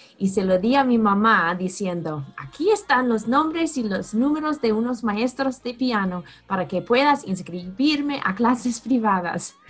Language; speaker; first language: Spanish; non-native, fluent; English